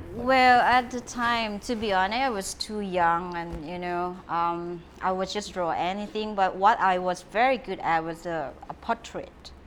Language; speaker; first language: English; non-native, fluent; Thai